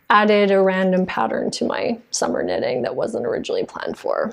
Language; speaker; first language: English; native; English